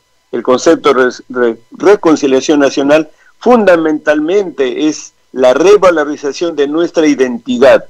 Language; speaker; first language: Spanish; native; Spanish